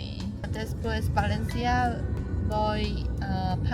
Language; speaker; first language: Spanish; non-native, learner; Chinese